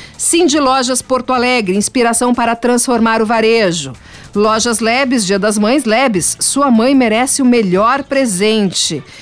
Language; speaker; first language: Portuguese; native; Portuguese